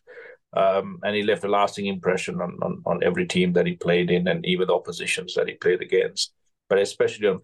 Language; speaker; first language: English; non-native, local second language; Sinhala